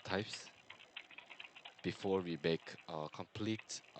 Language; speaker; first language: English; non-native, learner; Korean